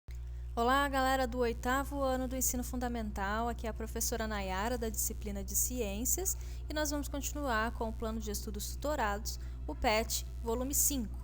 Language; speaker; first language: Portuguese; native; Portuguese